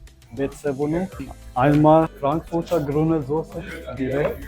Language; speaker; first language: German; non-native, fluent; Amharic